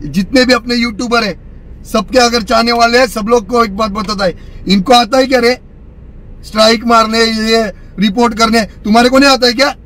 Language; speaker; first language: Hindi; non-native, local second language; Marathi